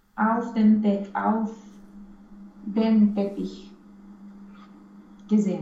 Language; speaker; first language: German; non-native, learner; Romanian